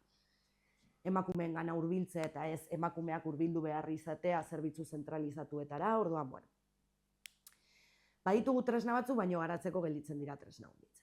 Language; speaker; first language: Basque; native; Basque